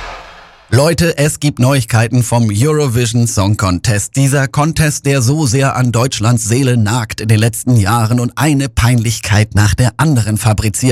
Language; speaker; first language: German; native; German